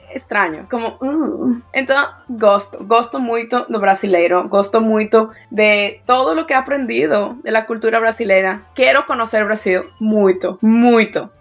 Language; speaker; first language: Portuguese; non-native, learner; Spanish